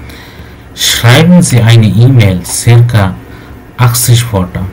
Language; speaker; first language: German; non-native, fluent; Bangla